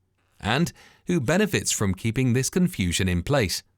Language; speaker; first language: English; native; English